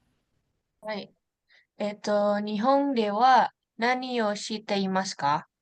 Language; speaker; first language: Japanese; non-native, learner; Indonesian